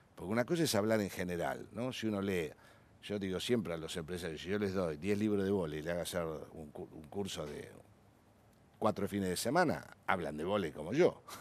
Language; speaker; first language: Spanish; native; Spanish